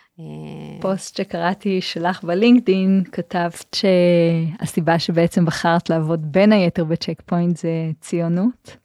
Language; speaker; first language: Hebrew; native; Hebrew